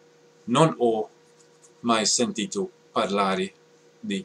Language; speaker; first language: Italian; non-native, learner; English